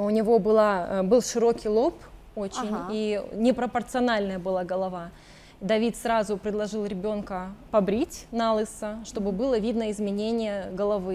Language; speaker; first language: Russian; native; Russian